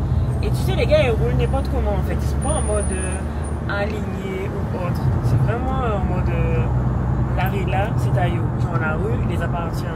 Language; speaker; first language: French; native; French